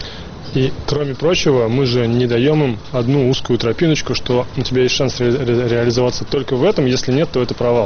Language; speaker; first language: Russian; native; Russian